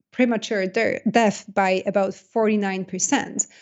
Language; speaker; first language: English; non-native, fluent; Polish